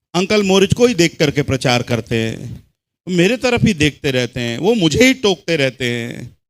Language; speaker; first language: Hindi; non-native, local second language; Telugu